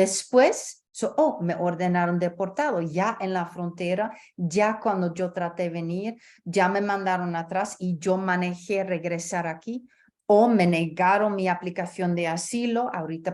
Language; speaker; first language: Spanish; early bilingual, heritage; Spanish